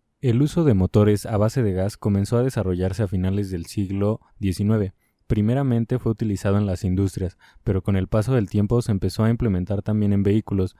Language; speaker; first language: Spanish; native; Spanish